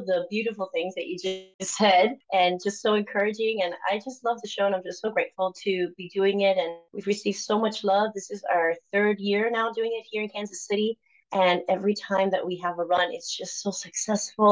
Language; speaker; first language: English; early bilingual, other home language; Spanish